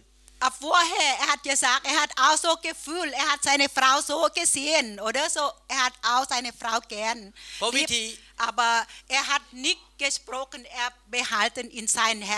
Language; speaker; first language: German; non-native, learner; Thai